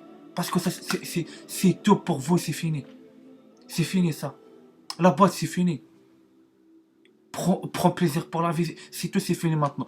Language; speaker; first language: French; non-native, learner; Arabic